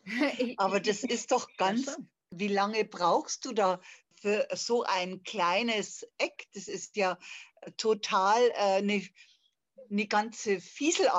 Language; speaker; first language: German; native; German